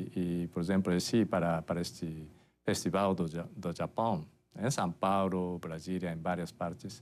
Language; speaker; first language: Portuguese; non-native, fluent; Japanese